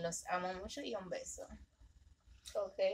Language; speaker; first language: Spanish; early bilingual, other home language; Haitian Creole